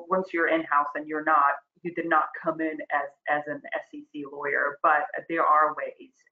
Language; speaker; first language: English; non-native, fluent; Croatian